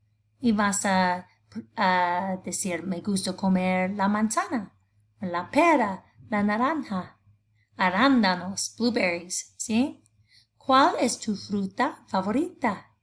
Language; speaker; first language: Spanish; non-native, fluent; English